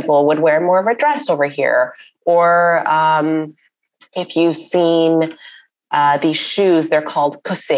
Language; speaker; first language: English; non-native, local second language; Urdu